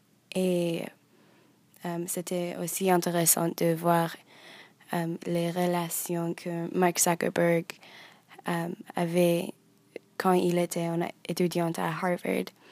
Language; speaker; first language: French; non-native, learner; English